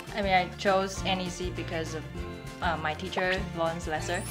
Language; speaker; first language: English; non-native, fluent; Chinese